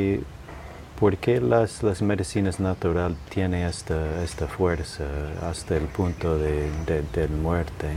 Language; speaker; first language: Spanish; non-native, fluent; English